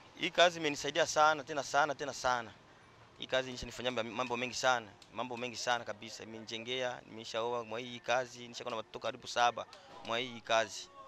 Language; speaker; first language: Swahili; native; Swahili